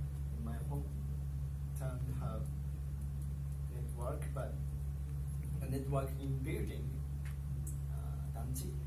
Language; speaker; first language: English; non-native, learner; Japanese